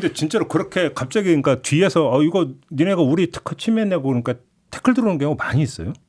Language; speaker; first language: Korean; native; Korean